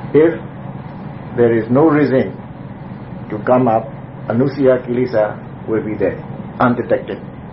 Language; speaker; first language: English; non-native, fluent; Burmese